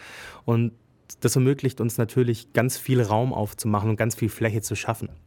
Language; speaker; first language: German; native; German